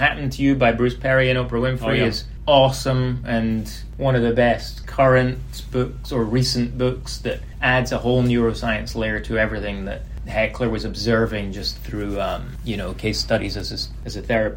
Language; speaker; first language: English; native; English